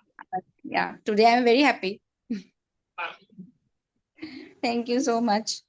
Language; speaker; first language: English; non-native, local second language; Hindi